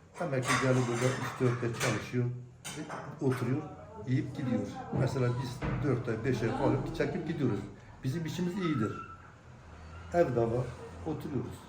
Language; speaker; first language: Turkish; non-native, local second language; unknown